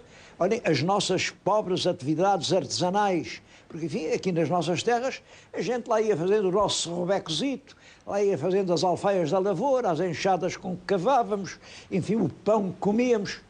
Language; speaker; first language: Portuguese; native; Portuguese